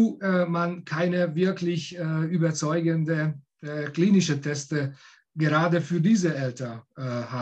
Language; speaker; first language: German; non-native, fluent; Hungarian